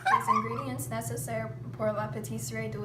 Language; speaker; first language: French; non-native, learner; English